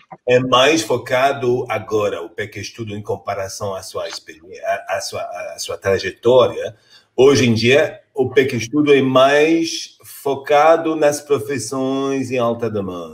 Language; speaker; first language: Portuguese; non-native, fluent; French